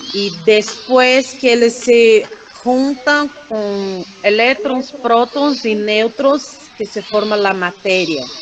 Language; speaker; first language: Spanish; non-native, fluent; Portuguese